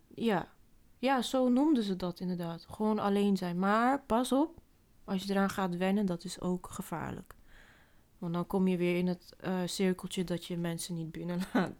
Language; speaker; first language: Dutch; early bilingual, other home language; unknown